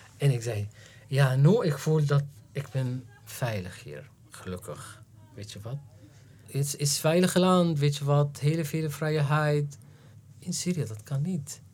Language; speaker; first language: Dutch; non-native, learner; Arabic